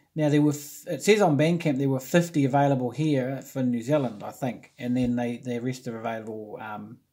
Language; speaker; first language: English; native; English